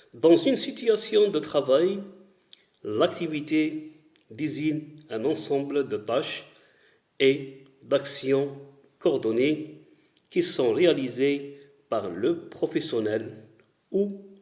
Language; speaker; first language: French; non-native, local second language; Arabic